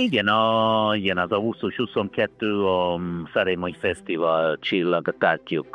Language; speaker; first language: Hungarian; non-native, learner; Italian